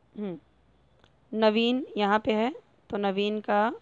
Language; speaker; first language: Hindi; non-native, local second language; Marathi